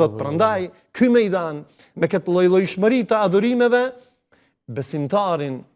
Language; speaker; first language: Albanian; native; Albanian